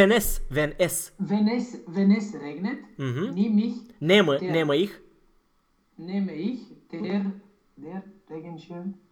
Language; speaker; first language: German; non-native, learner; Romanian